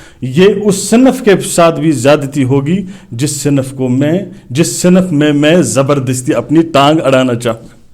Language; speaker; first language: Urdu; non-native, local second language; Kashmiri